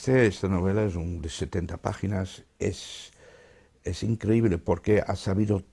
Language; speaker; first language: Spanish; non-native, fluent; Dutch